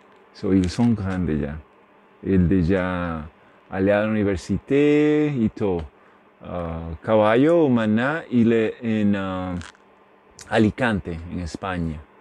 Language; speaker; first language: French; non-native, learner; Spanish